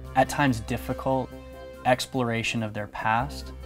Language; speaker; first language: English; native; English